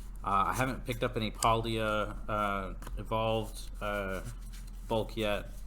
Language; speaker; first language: English; native; English